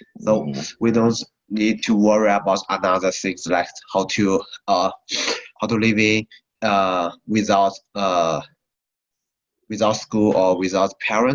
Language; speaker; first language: English; non-native, learner; Chinese